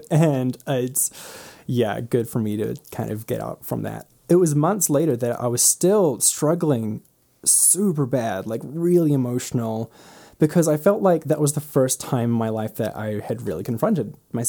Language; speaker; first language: English; native; English